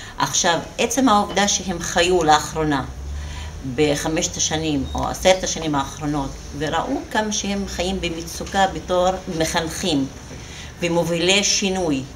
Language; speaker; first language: Hebrew; non-native, local second language; Arabic